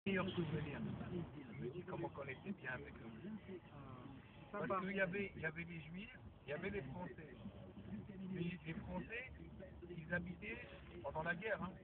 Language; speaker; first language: French; non-native, local second language; Arabic